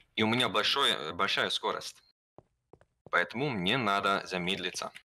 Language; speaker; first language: Russian; non-native, learner; German